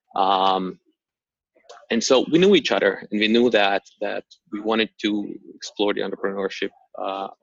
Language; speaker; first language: English; non-native, fluent; Slovak